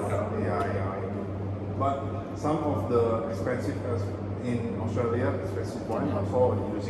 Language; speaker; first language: English; non-native, learner; Indonesian